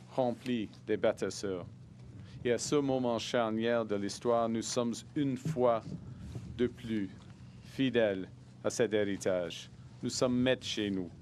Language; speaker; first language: French; non-native, local second language; English